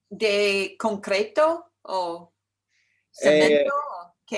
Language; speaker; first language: Spanish; non-native, learner; English